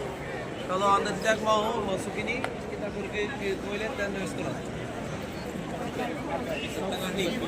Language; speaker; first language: Indonesian; non-native, fluent; Turkish